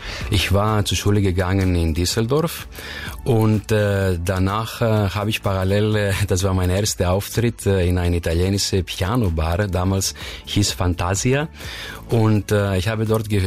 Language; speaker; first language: German; non-native, fluent; Greek